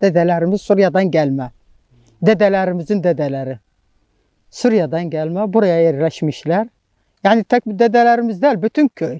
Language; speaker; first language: Turkish; non-native, local second language; Arabic